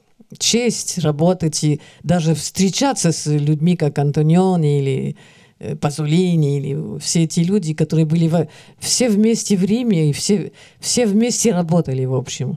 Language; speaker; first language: Russian; early bilingual, heritage; Russian